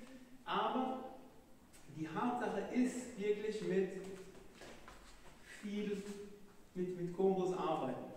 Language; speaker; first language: German; non-native, fluent; Hebrew